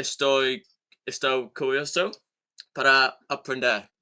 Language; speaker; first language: Portuguese; non-native, learner; English